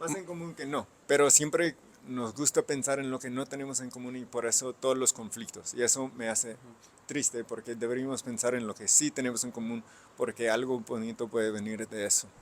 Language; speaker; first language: Spanish; non-native, fluent; English